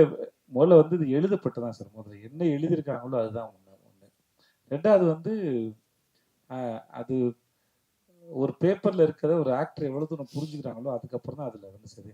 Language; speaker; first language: Tamil; native; Tamil